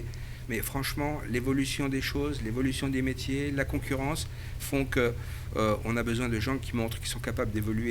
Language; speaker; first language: French; native; French